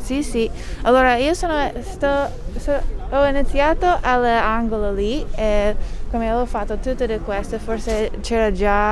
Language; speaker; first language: Italian; non-native, fluent; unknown